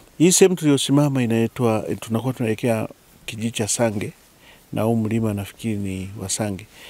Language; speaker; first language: Swahili; native; Swahili